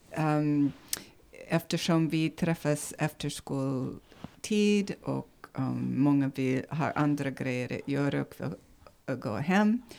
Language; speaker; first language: Swedish; non-native, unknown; English